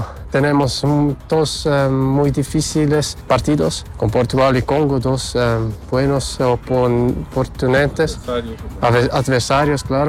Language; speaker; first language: Spanish; early bilingual, heritage; Spanish